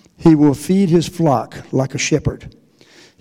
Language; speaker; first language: English; native; English